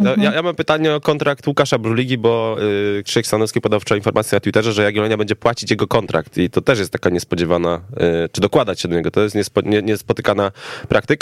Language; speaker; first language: Polish; native; Polish